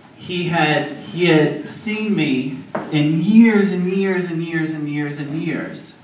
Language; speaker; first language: English; native; English